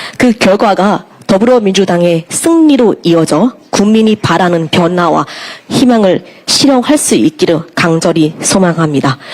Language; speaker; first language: Korean; non-native, fluent; Burmese